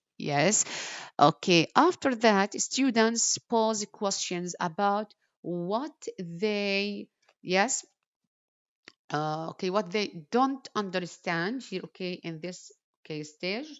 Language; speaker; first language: English; non-native, fluent; Arabic